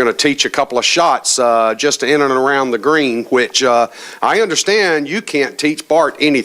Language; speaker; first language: English; native; English